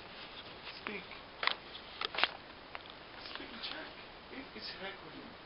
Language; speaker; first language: English; non-native, learner; Portuguese